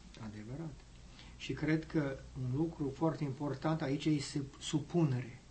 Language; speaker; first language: Romanian; non-native, learner; English